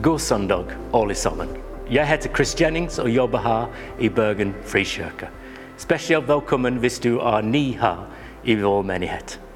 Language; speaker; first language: Norwegian; non-native, fluent; English